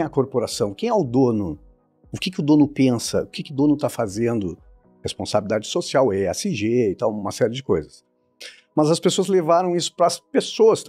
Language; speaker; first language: Portuguese; native; Portuguese